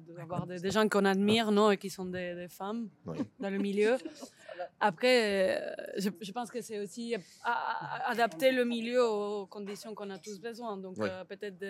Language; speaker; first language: French; non-native, fluent; Spanish